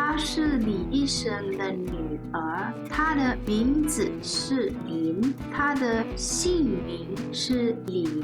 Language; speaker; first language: Chinese; non-native, learner; English